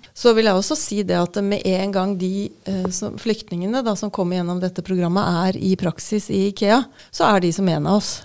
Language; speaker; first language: Norwegian; native; Norwegian